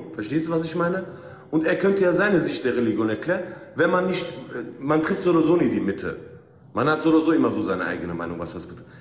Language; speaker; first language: German; early bilingual, other home language; Turkish